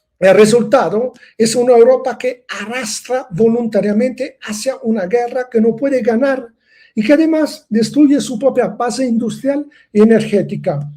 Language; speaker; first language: Spanish; non-native, fluent; Italian